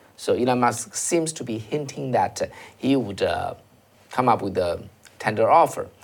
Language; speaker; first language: English; non-native, fluent; Chinese